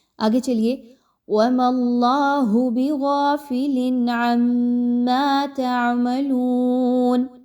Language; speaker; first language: Urdu; native; Urdu